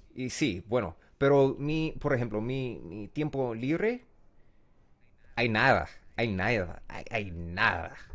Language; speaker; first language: Spanish; non-native, learner; English